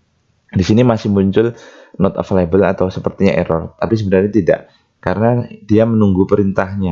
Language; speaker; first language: Indonesian; native; Indonesian